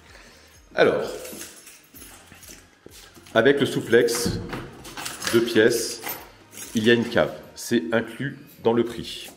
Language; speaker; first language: French; native; French